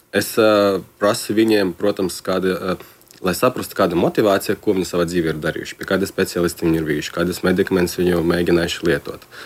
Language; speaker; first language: Latvian; non-native, local second language; Russian